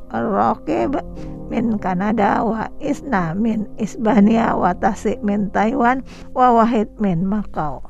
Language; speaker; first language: Arabic; non-native, fluent; Indonesian